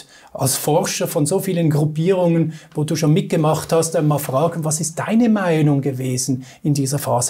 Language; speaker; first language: German; native; German